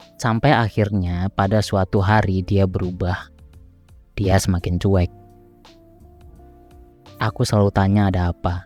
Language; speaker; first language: Indonesian; native; Indonesian